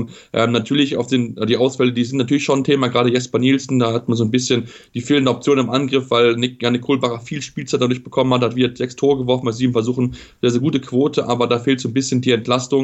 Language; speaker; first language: German; native; German